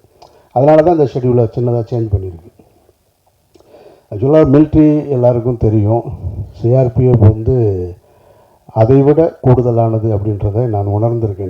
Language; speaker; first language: Tamil; native; Tamil